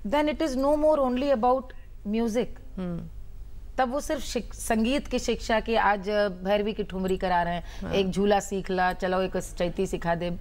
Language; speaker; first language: Hindi; native; Hindi